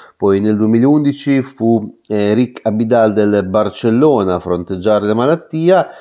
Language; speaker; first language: Italian; native; Italian